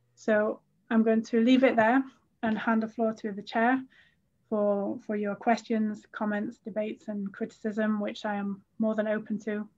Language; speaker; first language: English; native; English